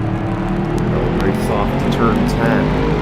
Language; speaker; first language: English; native; English